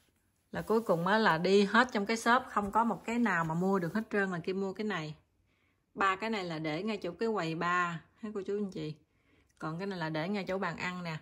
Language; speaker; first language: Vietnamese; native; Vietnamese